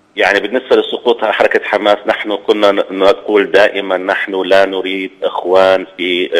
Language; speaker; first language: Arabic; native; Arabic